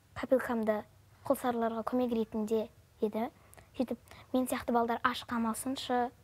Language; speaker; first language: Kazakh; native; Kazakh